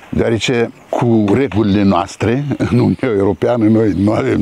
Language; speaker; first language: Romanian; non-native, local second language; Russian